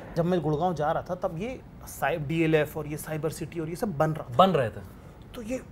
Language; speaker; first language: Hindi; native; Hindi